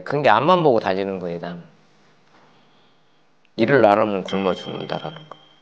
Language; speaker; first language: Korean; native; Korean